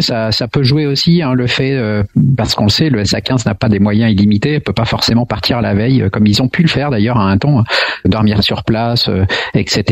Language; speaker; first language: French; native; French